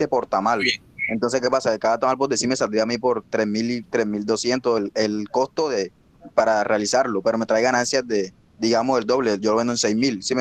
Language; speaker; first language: Spanish; native; Spanish